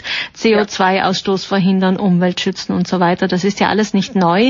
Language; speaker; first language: German; native; German